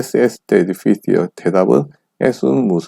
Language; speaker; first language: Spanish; non-native, fluent; Korean